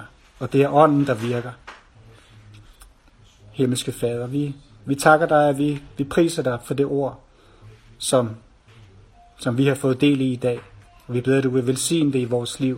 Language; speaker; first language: Danish; native; Danish